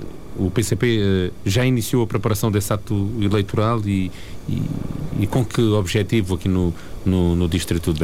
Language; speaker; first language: Portuguese; native; Portuguese